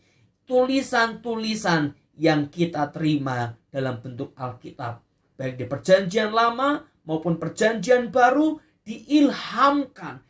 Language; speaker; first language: Indonesian; native; Indonesian